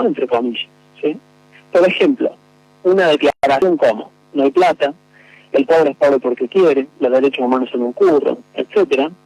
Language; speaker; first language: Spanish; native; Spanish